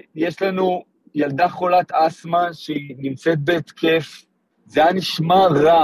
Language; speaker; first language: Hebrew; native; Hebrew